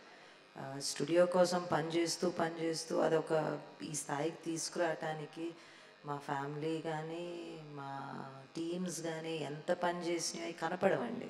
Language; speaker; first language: Telugu; native; Telugu